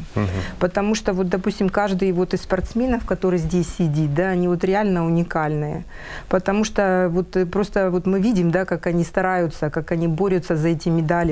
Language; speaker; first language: Russian; native; Russian